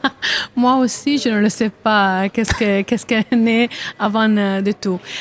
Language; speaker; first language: French; non-native, learner; Italian